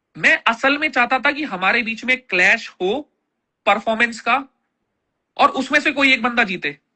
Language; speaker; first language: Hindi; native; Hindi